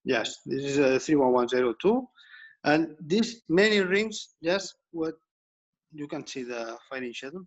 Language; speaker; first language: English; non-native, learner; Spanish